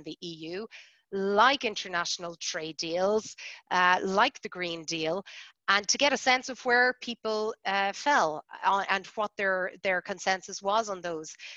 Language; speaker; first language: English; native; English